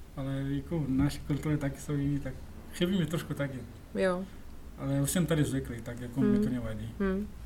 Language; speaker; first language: Czech; non-native, learner; Pashto